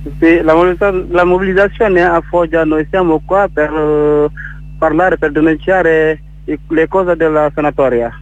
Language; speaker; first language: Italian; non-native, learner; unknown